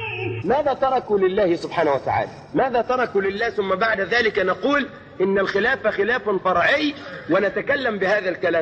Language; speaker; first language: Arabic; native; Arabic